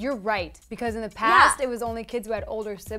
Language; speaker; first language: English; native; English